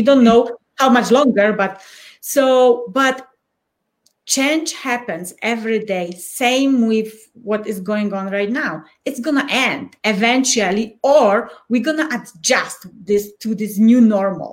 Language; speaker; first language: English; non-native, fluent; Polish